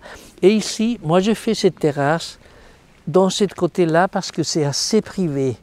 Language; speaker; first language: French; non-native, fluent; Spanish